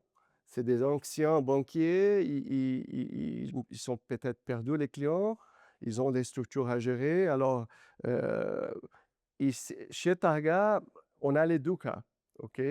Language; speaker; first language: French; non-native, learner; Portuguese